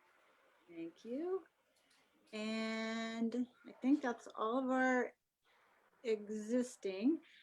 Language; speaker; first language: English; native; English